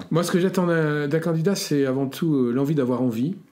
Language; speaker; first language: French; native; French